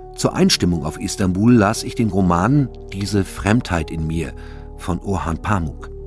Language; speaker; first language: German; native; German